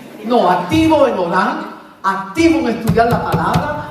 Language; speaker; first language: Spanish; native; Spanish